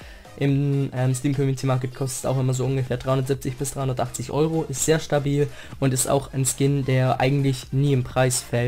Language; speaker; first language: German; native; German